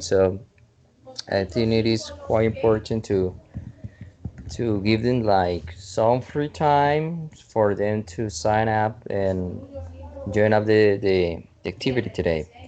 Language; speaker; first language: English; non-native, fluent; Spanish